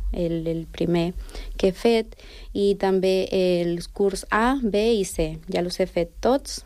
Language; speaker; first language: Catalan; non-native, fluent; Spanish